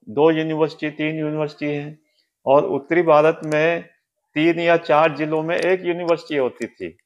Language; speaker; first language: Hindi; native; Hindi